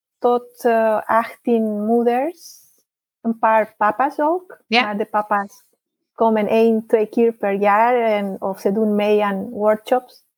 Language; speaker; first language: Dutch; non-native, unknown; Spanish